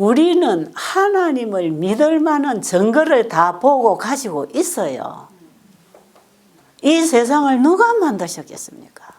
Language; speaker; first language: Korean; native; Korean